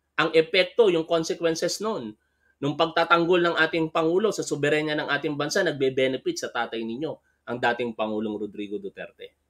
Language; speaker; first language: Filipino; native; Filipino